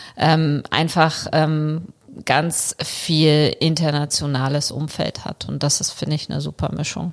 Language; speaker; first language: German; early bilingual, other home language; Bulgarian